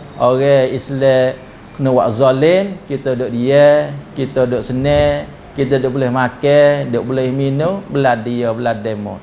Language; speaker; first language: Malay; native; Malay